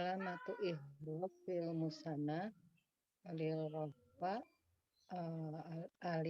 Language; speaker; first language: Arabic; non-native, learner; Indonesian